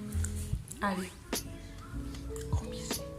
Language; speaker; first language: French; native; French